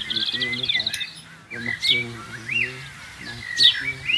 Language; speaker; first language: Filipino; non-native, local second language; Hiligaynon